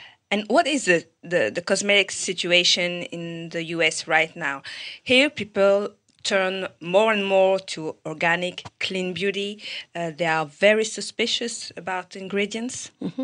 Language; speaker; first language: English; non-native, fluent; French